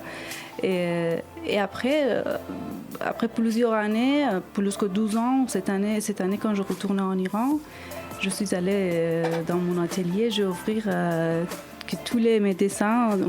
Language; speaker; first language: French; non-native, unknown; Persian